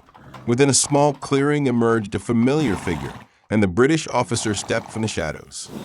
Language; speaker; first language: English; native; English